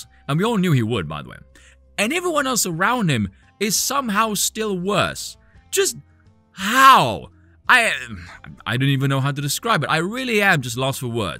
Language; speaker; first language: English; native; English